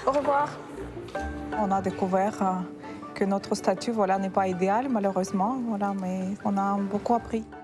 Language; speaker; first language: French; non-native, fluent; Russian